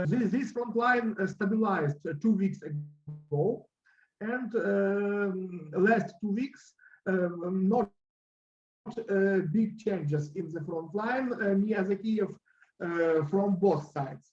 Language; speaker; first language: English; non-native, learner; Russian